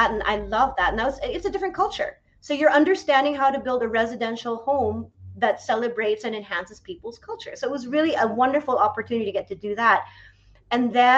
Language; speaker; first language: English; native; English